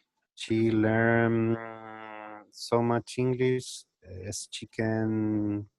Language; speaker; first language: English; non-native, learner; Spanish